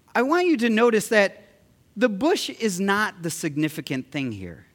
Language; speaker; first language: English; early bilingual, other home language; Filipino